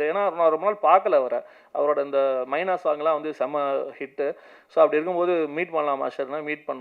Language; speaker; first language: Tamil; native; Tamil